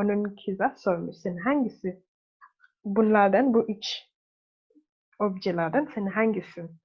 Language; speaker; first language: Turkish; non-native, learner; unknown